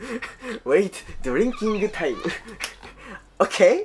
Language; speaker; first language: English; non-native, learner; Japanese